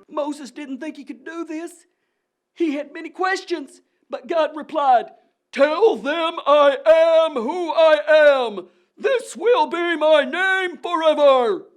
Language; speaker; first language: English; native; English